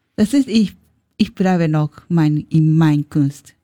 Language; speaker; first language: German; non-native, learner; Japanese